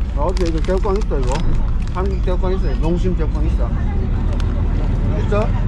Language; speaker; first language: Korean; native; Korean